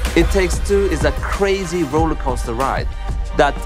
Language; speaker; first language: English; early bilingual, other home language; Arabic